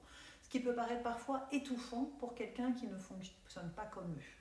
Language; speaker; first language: French; native; French